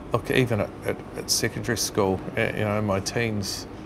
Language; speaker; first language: English; native; English